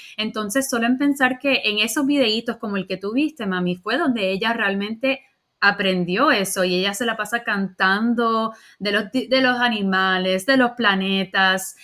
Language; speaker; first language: Spanish; early bilingual, heritage; Spanish